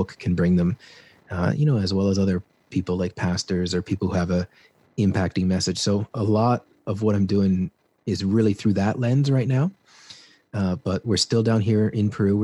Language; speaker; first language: English; native; English